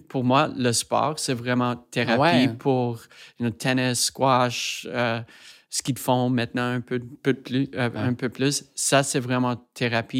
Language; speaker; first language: French; non-native, fluent; English